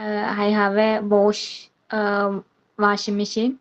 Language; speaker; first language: English; non-native, learner; Malayalam